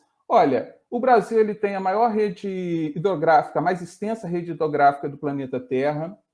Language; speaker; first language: Portuguese; native; Portuguese